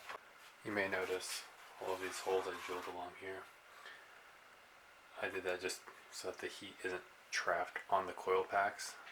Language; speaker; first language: English; native; English